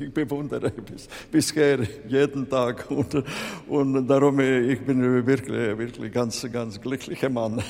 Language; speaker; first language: German; non-native, fluent; Latvian